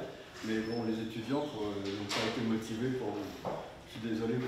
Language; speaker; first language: French; native; French